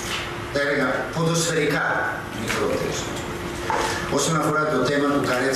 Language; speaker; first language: Greek; non-native, fluent; Serbian